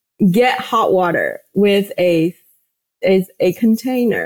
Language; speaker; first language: English; non-native, fluent; Chinese